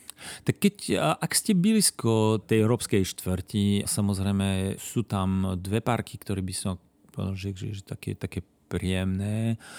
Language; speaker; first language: Slovak; non-native, fluent; French